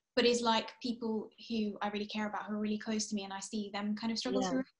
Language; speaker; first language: English; early bilingual, heritage; English